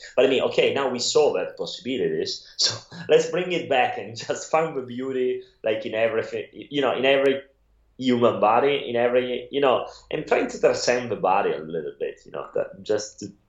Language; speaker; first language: English; non-native, fluent; Italian